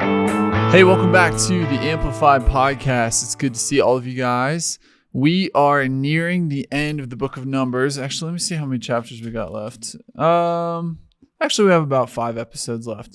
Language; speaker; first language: English; native; English